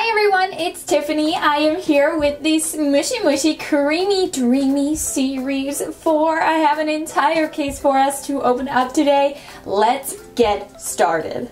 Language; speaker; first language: English; native; English